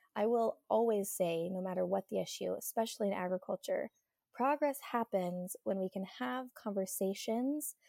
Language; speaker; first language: English; native; English